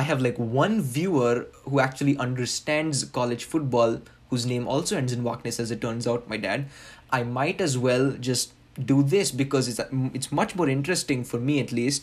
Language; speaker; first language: English; non-native, local second language; Marathi